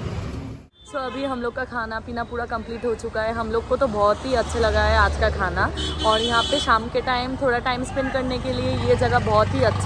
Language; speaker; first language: Hindi; non-native, local second language; Bangla